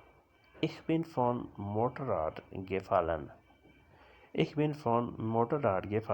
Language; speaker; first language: German; non-native, learner; Urdu